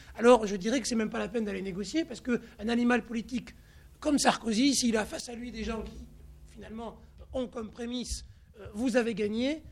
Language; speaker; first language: French; native; French